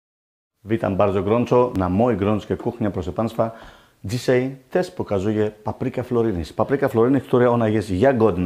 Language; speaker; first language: Polish; non-native, learner; Greek